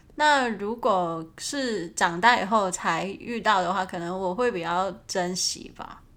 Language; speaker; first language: Chinese; non-native, fluent; Cantonese